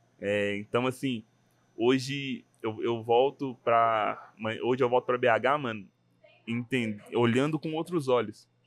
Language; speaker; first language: Portuguese; native; Portuguese